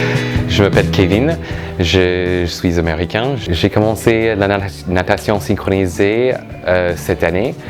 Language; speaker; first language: French; non-native, fluent; English